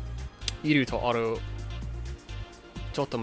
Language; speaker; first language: Japanese; non-native, learner; English